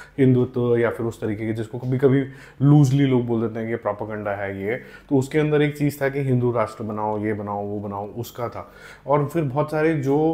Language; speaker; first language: Hindi; non-native, local second language; Punjabi